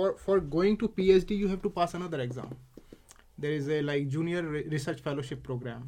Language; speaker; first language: English; non-native, local second language; Hindi